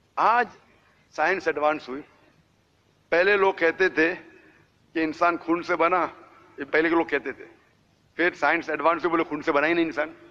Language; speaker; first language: Hindi; non-native, local second language; Konkani